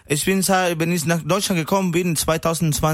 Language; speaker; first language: German; non-native, learner; Spanish